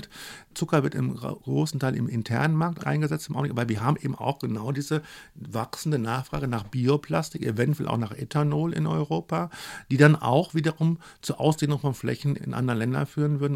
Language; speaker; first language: German; native; German